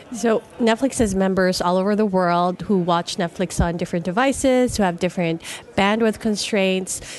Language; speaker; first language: English; non-native, local second language; Filipino